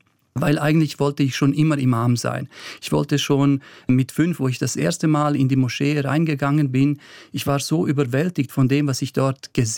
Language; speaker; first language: German; early bilingual, other home language; Bosnian